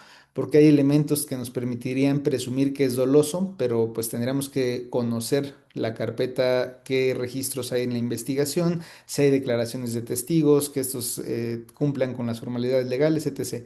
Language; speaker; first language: Spanish; native; Spanish